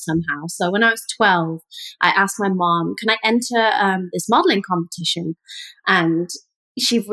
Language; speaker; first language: English; native; English